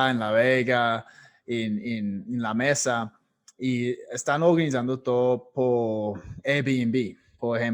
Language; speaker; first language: Spanish; non-native, fluent; English